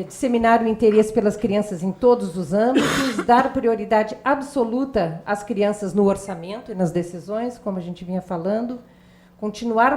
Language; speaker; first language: Portuguese; native; Portuguese